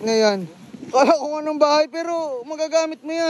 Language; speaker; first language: Filipino; native; Filipino